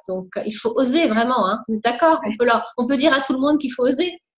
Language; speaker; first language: French; native; French